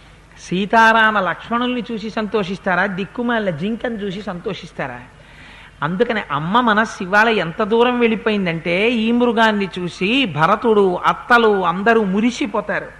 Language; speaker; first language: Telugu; native; Telugu